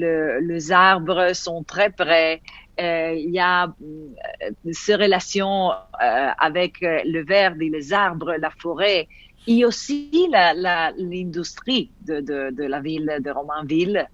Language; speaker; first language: French; non-native, fluent; Italian